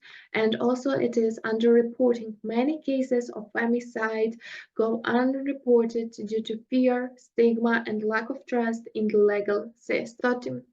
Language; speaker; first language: English; non-native, fluent; Russian